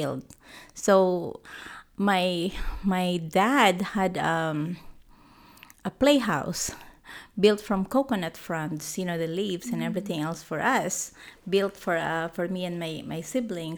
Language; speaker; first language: English; non-native, local second language; Filipino